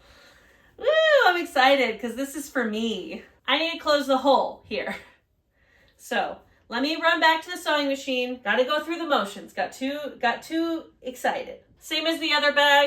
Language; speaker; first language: English; native; English